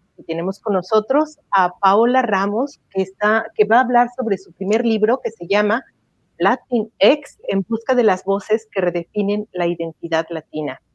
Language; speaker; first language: Spanish; native; Spanish